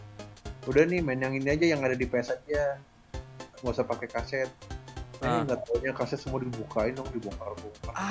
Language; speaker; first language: Indonesian; native; Indonesian